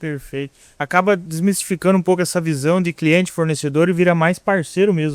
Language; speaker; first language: Portuguese; native; Portuguese